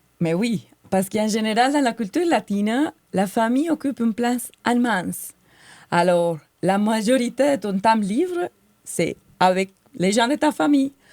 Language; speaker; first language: French; non-native, fluent; Spanish